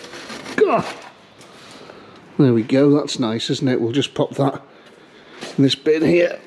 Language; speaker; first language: English; native; English